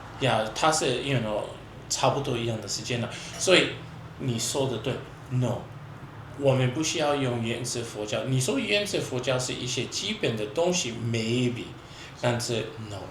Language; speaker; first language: Chinese; non-native, fluent; English